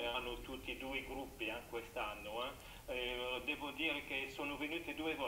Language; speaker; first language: Italian; non-native, learner; French